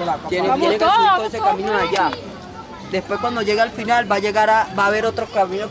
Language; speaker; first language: Spanish; native; Spanish